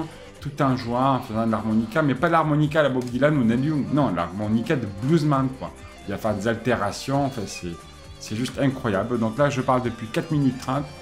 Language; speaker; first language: French; native; French